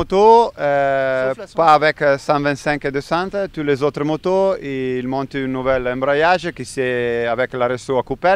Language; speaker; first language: French; non-native, learner; Italian